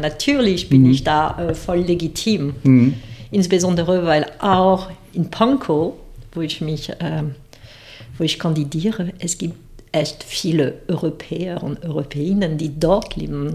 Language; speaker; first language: German; non-native, fluent; French